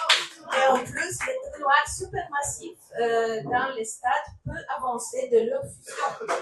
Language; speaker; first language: French; non-native, learner; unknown